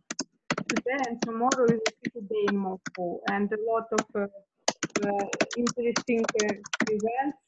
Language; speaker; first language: English; non-native, learner; Russian